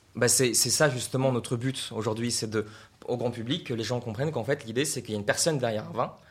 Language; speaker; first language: French; non-native, fluent; Russian